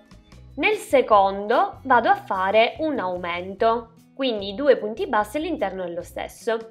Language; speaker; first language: Italian; native; Italian